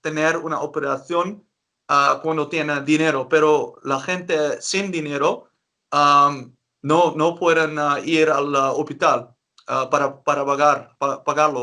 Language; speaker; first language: Spanish; non-native, learner; Dutch